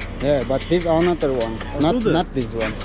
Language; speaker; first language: English; non-native, learner; Armenian